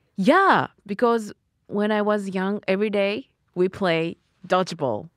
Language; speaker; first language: English; non-native, learner; Japanese